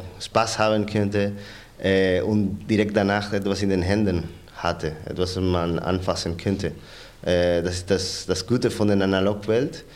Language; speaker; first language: German; non-native, fluent; Spanish